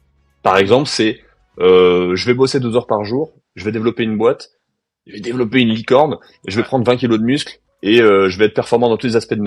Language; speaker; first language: French; native; French